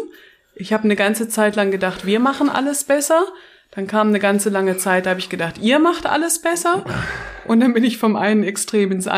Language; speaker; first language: German; native; German